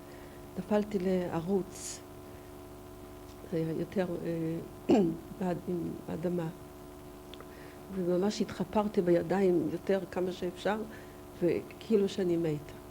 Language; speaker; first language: Hebrew; non-native, fluent; Yiddish